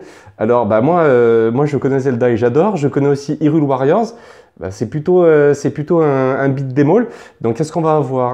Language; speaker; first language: French; native; French